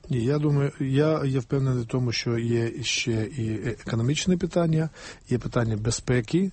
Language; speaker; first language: Ukrainian; non-native, fluent; Georgian